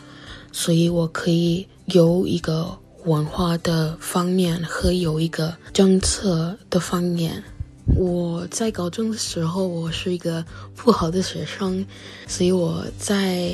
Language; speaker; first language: Chinese; non-native, learner; English